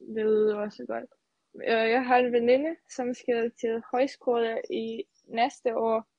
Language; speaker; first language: Danish; non-native, learner; Serbian